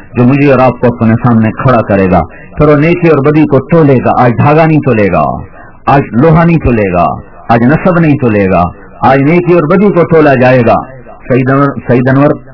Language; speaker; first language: Urdu; non-native, local second language; Punjabi